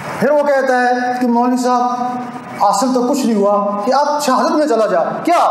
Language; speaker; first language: Urdu; non-native, local second language; Punjabi